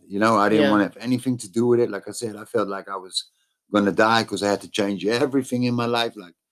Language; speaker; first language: English; non-native, fluent; Dutch